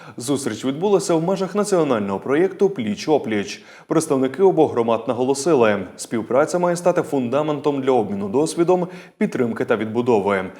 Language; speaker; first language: Ukrainian; native; Ukrainian